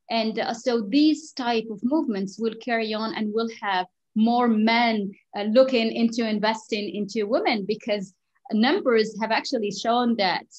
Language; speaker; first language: English; non-native, fluent; Arabic